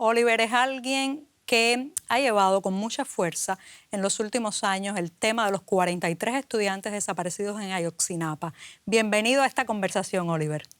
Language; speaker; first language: Spanish; native; Spanish